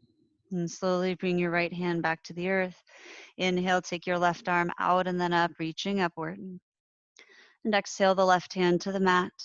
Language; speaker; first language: English; native; English